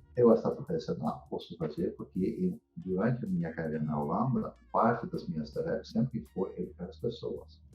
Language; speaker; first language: Portuguese; non-native, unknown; Dutch